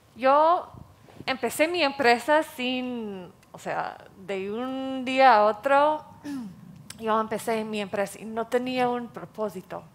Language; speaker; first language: Spanish; non-native, fluent; English